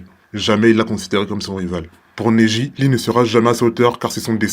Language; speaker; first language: French; native; French